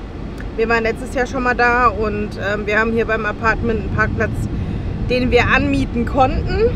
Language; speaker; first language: German; native; German